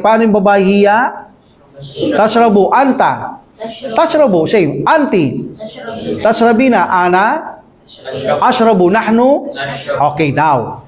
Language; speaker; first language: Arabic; non-native, fluent; Filipino